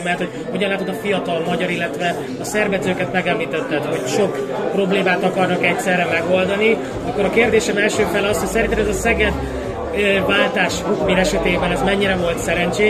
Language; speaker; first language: Hungarian; native; Hungarian